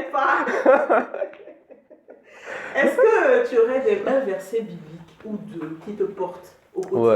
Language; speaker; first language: French; native; French